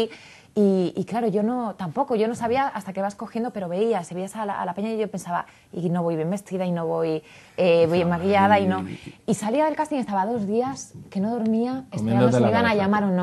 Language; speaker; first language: Spanish; native; Spanish